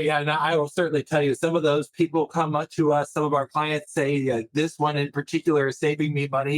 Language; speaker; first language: English; native; English